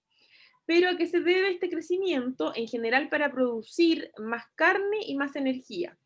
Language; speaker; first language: Spanish; native; Spanish